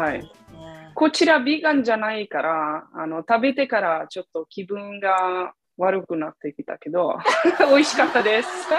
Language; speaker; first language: Japanese; non-native, fluent; Italian